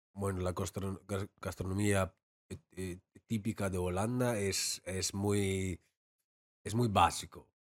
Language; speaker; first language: Spanish; non-native, fluent; Dutch